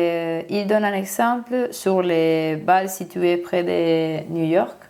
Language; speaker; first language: French; non-native, learner; Spanish